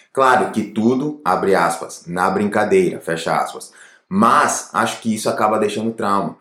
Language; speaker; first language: Portuguese; native; Portuguese